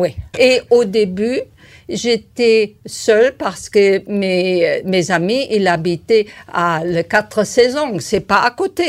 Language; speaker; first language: French; non-native, learner; German